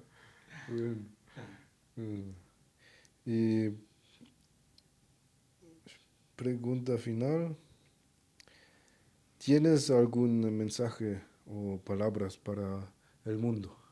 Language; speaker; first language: Spanish; non-native, learner; German